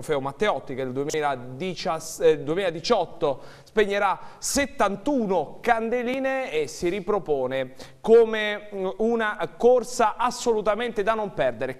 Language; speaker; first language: Italian; native; Italian